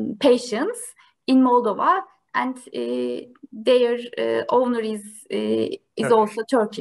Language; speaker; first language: English; non-native, learner; Turkish